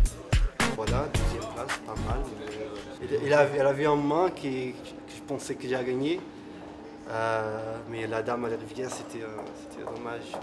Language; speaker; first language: French; non-native, learner; Portuguese